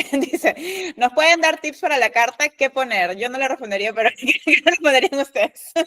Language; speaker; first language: Spanish; native; Spanish